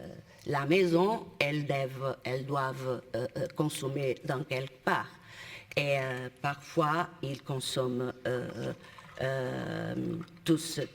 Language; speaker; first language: French; non-native, fluent; Portuguese